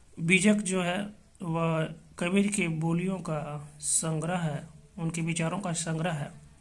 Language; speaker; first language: Hindi; native; Hindi